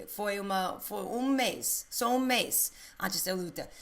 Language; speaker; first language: Portuguese; non-native, learner; English